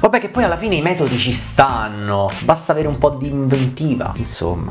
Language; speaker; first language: Italian; native; Italian